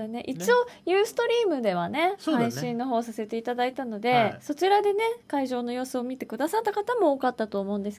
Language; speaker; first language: Japanese; native; Japanese